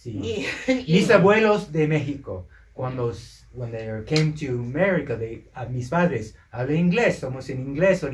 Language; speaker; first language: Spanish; non-native, local second language; English